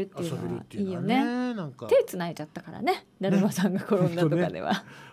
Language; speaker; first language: Japanese; native; Japanese